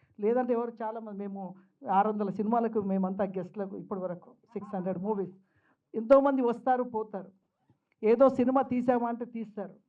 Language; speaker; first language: Telugu; native; Telugu